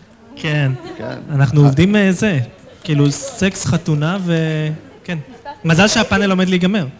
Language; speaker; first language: Hebrew; native; Hebrew